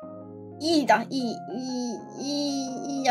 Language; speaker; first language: Chinese; non-native, learner; Japanese